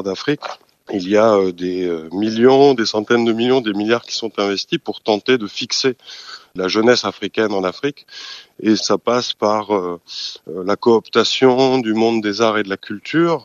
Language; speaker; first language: French; native; French